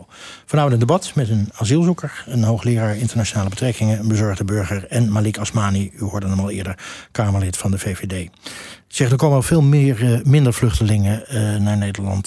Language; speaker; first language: Dutch; native; Dutch